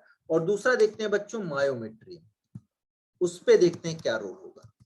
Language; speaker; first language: Hindi; native; Hindi